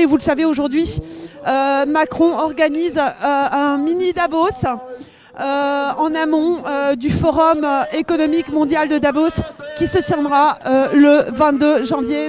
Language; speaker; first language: French; native; French